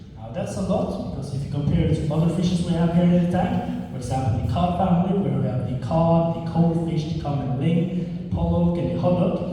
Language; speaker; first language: English; non-native, fluent; Norwegian